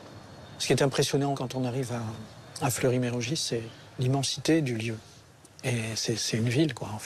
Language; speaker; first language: French; native; French